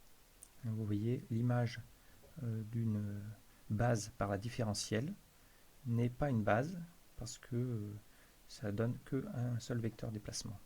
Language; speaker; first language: French; native; French